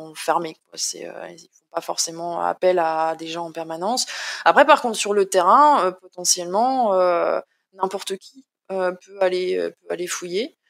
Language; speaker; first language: French; native; French